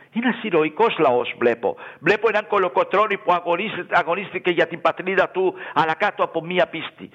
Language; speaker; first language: Greek; non-native, fluent; Spanish